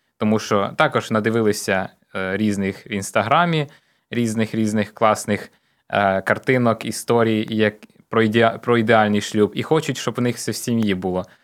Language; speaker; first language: Ukrainian; non-native, local second language; Russian